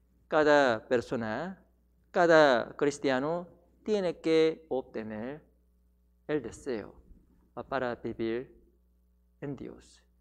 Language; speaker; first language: Spanish; non-native, learner; Korean